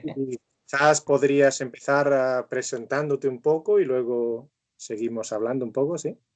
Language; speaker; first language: Spanish; native; Spanish